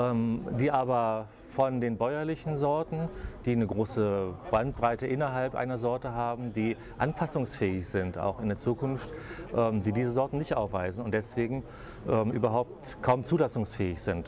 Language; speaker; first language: German; native; German